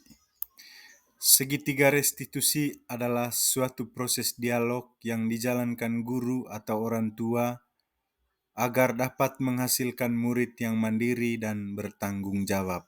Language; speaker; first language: Indonesian; non-native, local second language; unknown